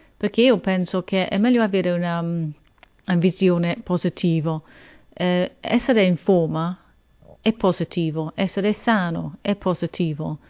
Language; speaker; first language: Italian; non-native, fluent; English